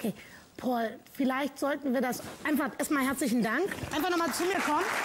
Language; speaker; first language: German; native; German